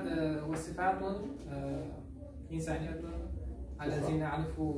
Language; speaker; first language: Arabic; non-native, learner; Uzbek